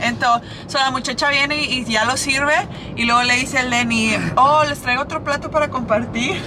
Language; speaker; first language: Spanish; early bilingual, heritage; Spanish